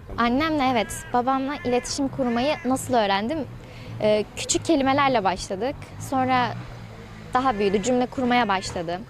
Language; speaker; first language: Turkish; native; Turkish